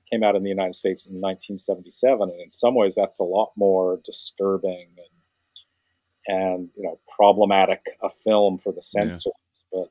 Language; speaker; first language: English; native; English